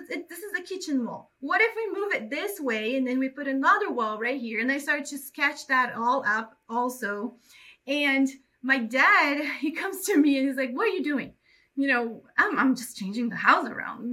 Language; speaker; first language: English; non-native, fluent; Portuguese